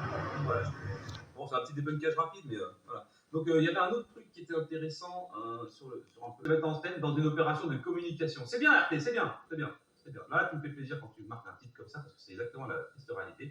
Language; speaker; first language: French; native; French